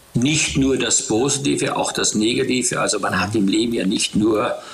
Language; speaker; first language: German; native; German